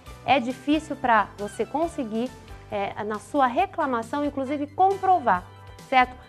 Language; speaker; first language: Portuguese; native; Portuguese